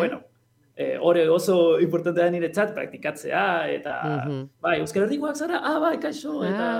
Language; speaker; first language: Basque; non-native, learner; Spanish